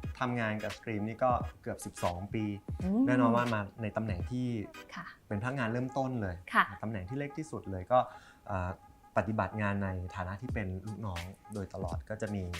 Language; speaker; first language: Thai; native; Thai